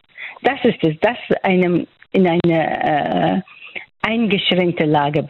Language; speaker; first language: German; non-native, fluent; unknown